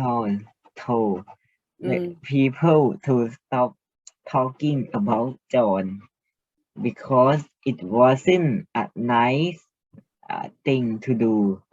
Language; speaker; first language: English; non-native, learner; Thai